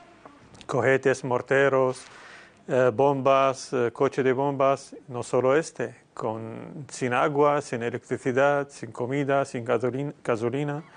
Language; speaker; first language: Spanish; non-native, fluent; Arabic